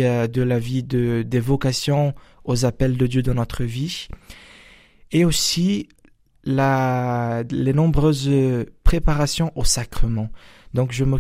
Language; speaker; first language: French; non-native, fluent; Portuguese